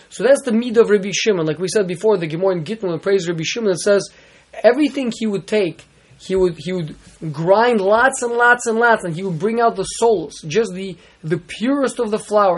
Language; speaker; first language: English; native; English